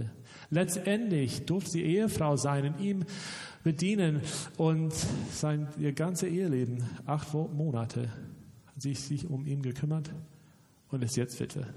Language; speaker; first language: German; non-native, fluent; English